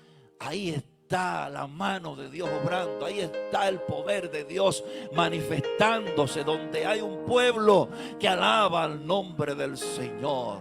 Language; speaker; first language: Spanish; native; Spanish